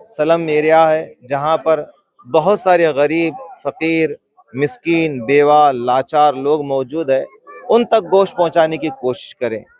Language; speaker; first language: Urdu; native; Urdu